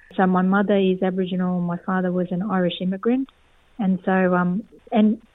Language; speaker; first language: English; native; English